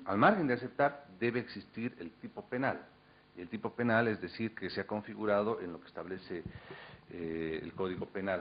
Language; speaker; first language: Spanish; native; Spanish